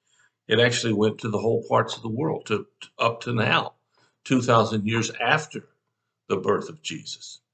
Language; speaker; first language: English; native; English